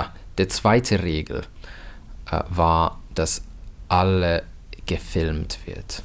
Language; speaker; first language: German; non-native, fluent; Finnish